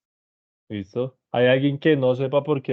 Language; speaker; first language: Spanish; native; Spanish